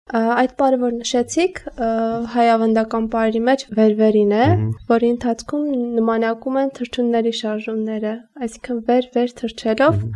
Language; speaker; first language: Armenian; native; Armenian